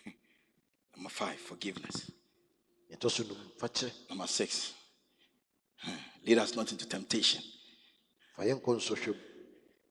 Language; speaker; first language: English; non-native, local second language; Ga